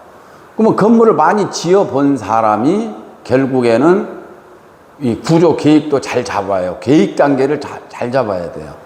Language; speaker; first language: Korean; native; Korean